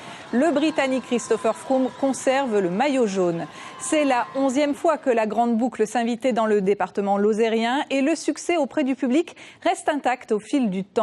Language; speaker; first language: French; native; French